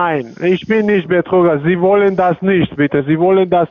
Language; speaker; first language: German; non-native, learner; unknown